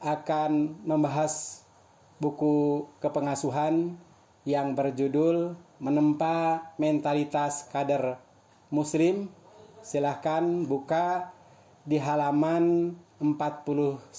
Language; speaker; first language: Indonesian; native; Indonesian